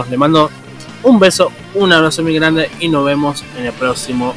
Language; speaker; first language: Spanish; native; Spanish